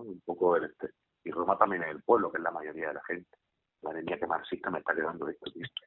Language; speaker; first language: Spanish; native; Spanish